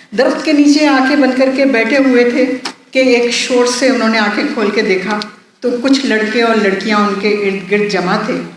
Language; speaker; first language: Urdu; native; Urdu